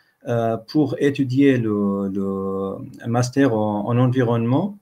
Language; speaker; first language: French; non-native, fluent; Arabic